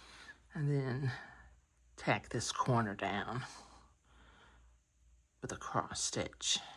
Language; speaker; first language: English; native; English